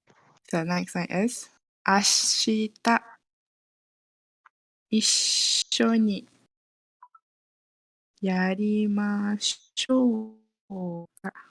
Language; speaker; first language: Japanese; non-native, fluent; Malay